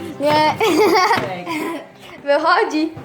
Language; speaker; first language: Polish; early bilingual, heritage; Polish